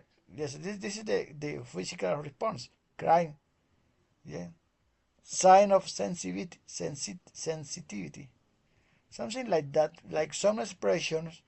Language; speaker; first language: English; non-native, learner; Spanish